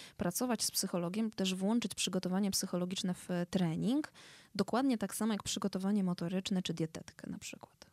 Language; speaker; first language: Polish; native; Polish